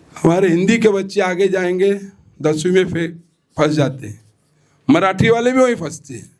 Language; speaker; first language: Hindi; non-native, local second language; Marathi